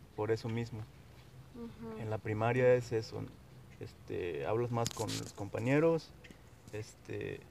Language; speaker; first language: Spanish; non-native, local second language; Nahuatl languages